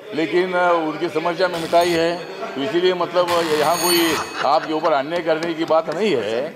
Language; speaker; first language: Hindi; non-native, local second language; Marathi